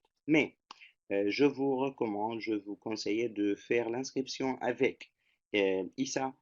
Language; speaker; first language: French; non-native, fluent; Turkish